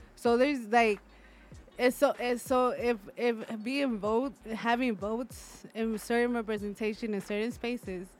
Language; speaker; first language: English; native; English